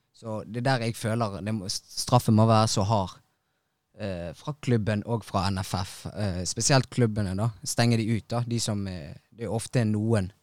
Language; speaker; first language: Norwegian; early bilingual, other home language; Tigrinya